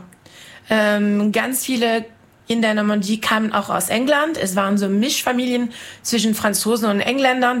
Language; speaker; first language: German; non-native, fluent; French